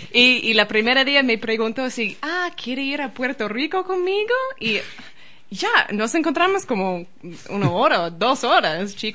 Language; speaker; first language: Spanish; non-native, learner; English